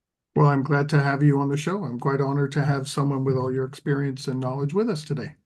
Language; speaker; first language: English; native; English